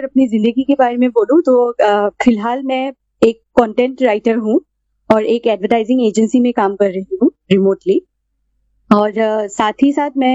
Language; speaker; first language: Hindi; non-native, local second language; Assamese